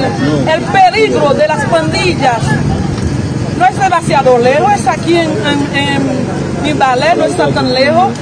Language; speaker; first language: Spanish; non-native, fluent; Haitian Creole